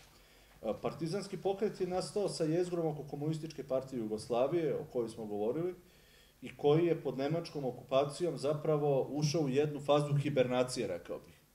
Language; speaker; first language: Serbian; native; Serbian